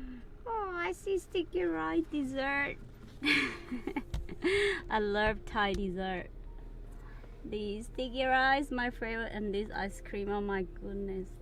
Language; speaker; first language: English; non-native, learner; Thai